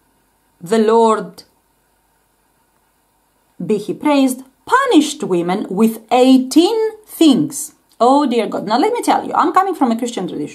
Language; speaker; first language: English; non-native, fluent; Greek